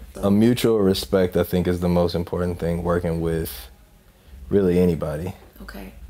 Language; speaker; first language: English; native; English